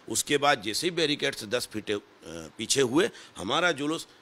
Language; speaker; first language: Hindi; native; Hindi